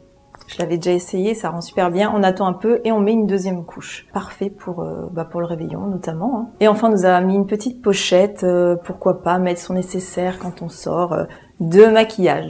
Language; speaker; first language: French; native; French